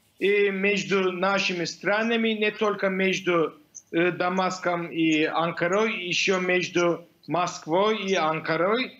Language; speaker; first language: Russian; non-native, fluent; Turkish